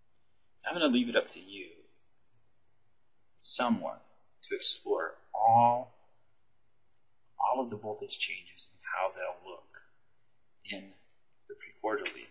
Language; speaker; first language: English; native; English